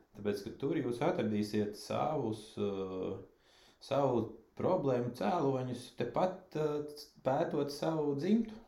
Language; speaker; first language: Latvian; non-native, local second language; Russian